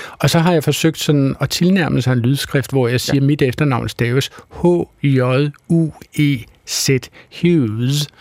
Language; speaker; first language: Danish; native; Danish